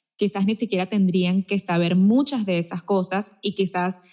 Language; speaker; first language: Spanish; native; Spanish